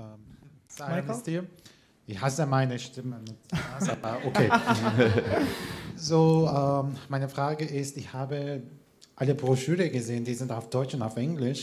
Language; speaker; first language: German; non-native, fluent; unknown